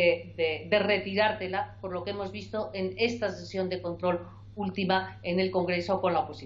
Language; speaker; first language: Spanish; native; Spanish